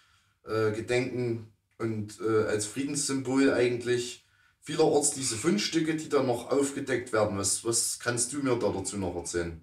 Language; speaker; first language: German; native; German